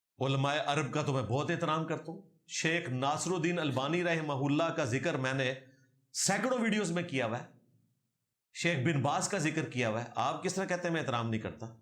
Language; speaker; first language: Urdu; non-native, local second language; Punjabi